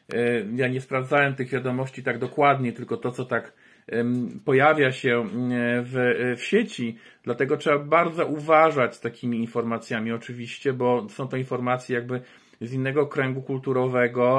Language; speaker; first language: Polish; native; Polish